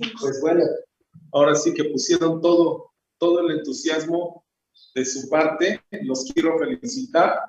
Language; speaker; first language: Spanish; native; Spanish